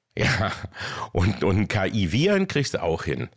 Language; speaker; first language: German; native; German